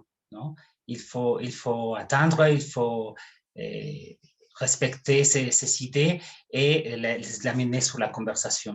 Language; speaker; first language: French; non-native, fluent; Spanish